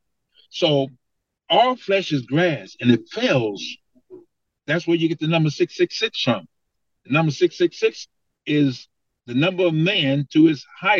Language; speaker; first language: English; native; English